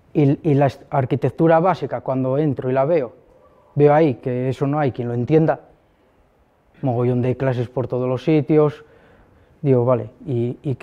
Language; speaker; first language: Spanish; native; Spanish